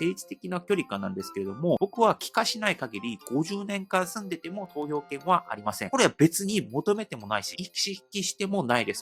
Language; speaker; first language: Japanese; non-native, fluent; Korean